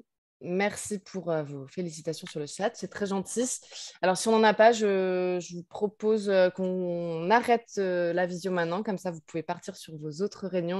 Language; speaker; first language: French; native; French